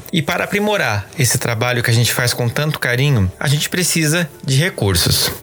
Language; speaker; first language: Portuguese; native; Portuguese